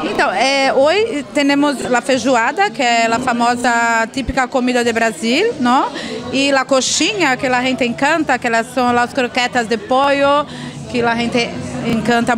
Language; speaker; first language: Spanish; non-native, learner; Portuguese